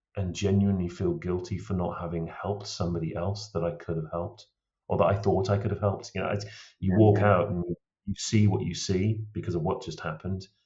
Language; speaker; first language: English; native; English